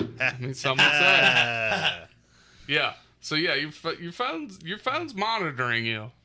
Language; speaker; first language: English; native; English